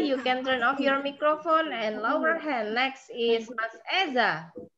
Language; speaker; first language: English; non-native, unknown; Indonesian